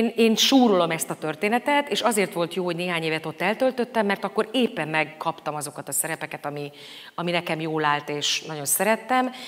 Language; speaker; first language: Hungarian; native; Hungarian